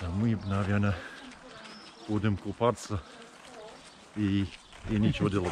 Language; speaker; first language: Russian; non-native, learner; English